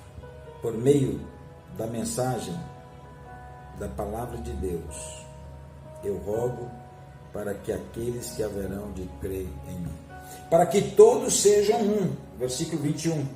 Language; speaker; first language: Portuguese; native; Portuguese